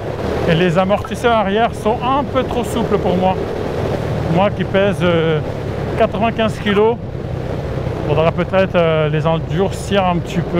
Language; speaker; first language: French; native; French